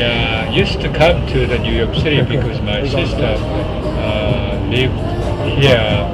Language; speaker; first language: English; non-native, fluent; Japanese